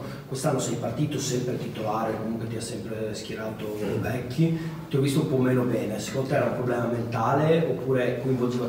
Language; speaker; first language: Italian; native; Italian